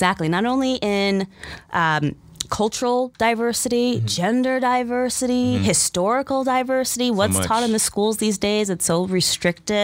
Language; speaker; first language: English; early bilingual, other home language; Russian